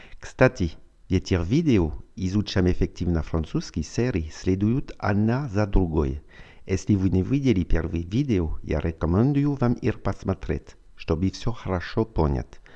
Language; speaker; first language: Russian; non-native, fluent; French